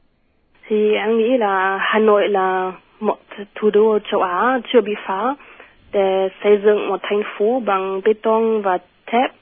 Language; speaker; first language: Vietnamese; non-native, fluent; German